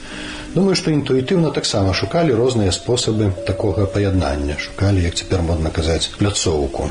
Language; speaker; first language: Belarusian; native; Belarusian